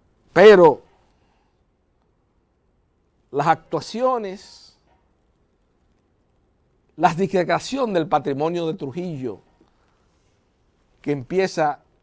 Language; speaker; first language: Spanish; native; Spanish